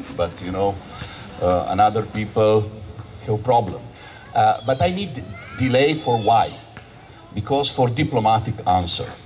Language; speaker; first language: English; non-native, learner; Slovenian